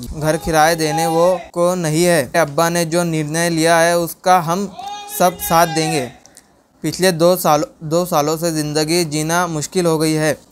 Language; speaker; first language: Hindi; non-native, local second language; Urdu